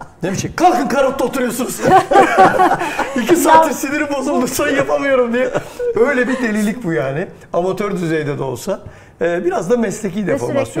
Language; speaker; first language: Turkish; native; Turkish